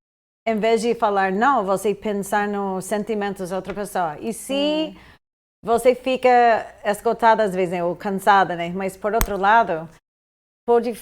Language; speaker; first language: Portuguese; non-native, fluent; English